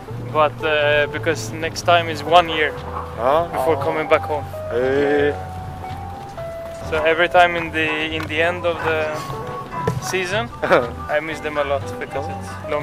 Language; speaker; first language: English; non-native, fluent; Swedish